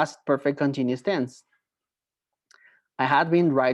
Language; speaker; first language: English; non-native, fluent; Spanish